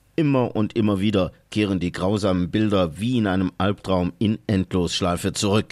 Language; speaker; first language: German; native; German